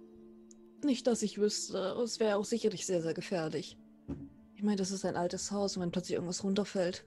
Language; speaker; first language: German; native; German